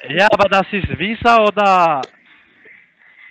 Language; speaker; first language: German; early bilingual, other home language; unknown